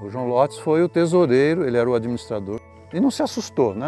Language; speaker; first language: Portuguese; native; Portuguese